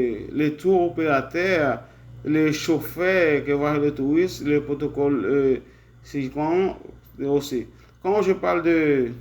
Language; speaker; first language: French; non-native, learner; Spanish